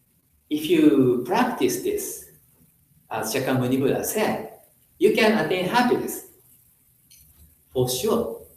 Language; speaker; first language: English; non-native, fluent; Japanese